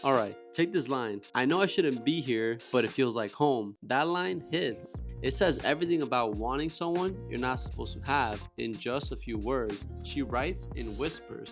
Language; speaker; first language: English; native; English